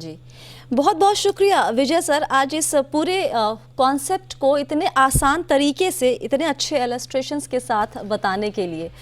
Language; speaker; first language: Hindi; native; Hindi